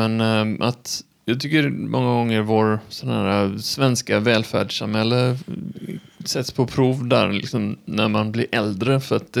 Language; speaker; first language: Swedish; native; Swedish